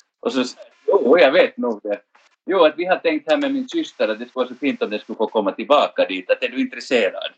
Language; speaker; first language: Swedish; native; Swedish